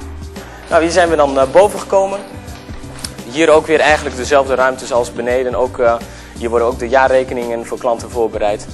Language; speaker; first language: Dutch; native; Dutch